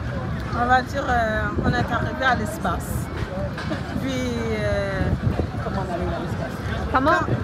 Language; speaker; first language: French; native; French